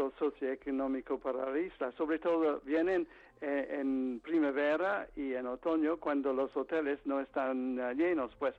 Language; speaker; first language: Spanish; non-native, fluent; English